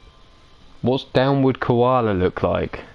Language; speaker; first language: English; native; English